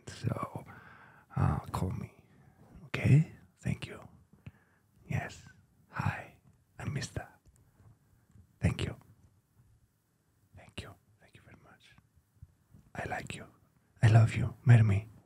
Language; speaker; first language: English; non-native, fluent; Greek